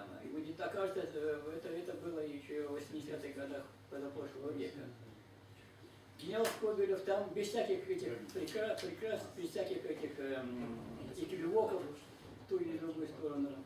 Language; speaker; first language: Russian; native; Russian